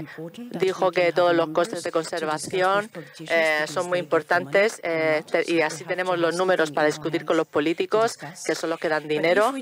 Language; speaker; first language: Spanish; non-native, fluent; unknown